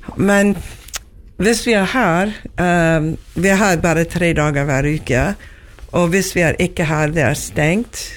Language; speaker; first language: Norwegian; non-native, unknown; English